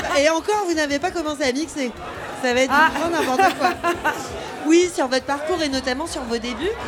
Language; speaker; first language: French; native; French